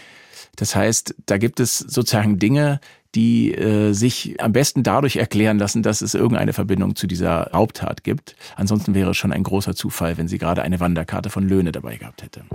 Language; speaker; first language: German; native; German